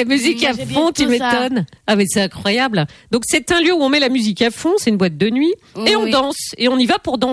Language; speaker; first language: French; native; French